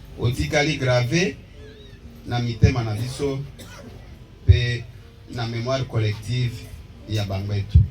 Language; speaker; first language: Lingala; non-native, local second language; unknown